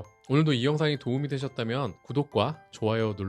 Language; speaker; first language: Korean; native; Korean